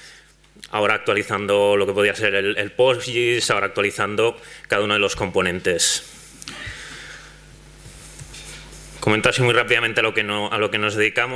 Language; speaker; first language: Spanish; non-native, local second language; Catalan